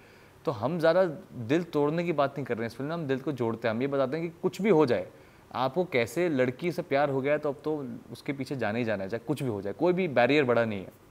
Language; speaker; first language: Hindi; native; Hindi